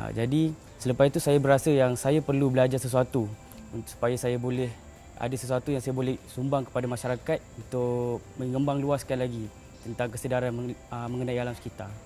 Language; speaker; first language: Malay; native; Malay